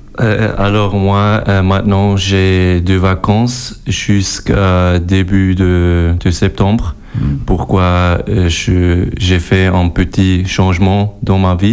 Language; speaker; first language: French; non-native, learner; German